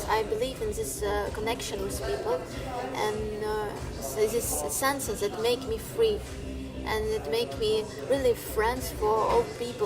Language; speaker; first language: English; non-native, learner; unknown